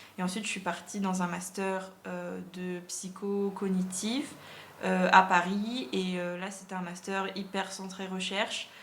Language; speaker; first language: French; native; French